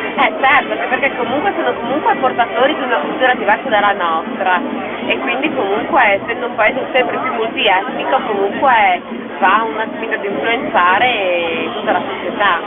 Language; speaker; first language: Italian; native; Italian